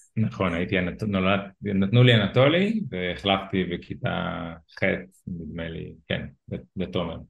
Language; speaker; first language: Hebrew; early bilingual, other home language; Russian